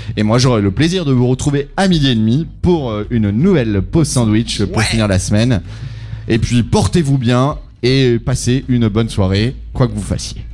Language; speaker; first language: French; native; French